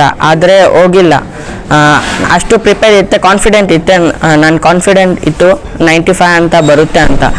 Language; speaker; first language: Kannada; non-native, local second language; Urdu